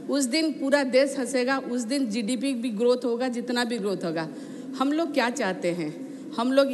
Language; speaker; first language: Hindi; non-native, local second language; Odia